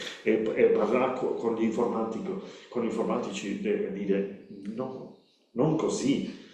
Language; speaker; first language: Italian; non-native, learner; Spanish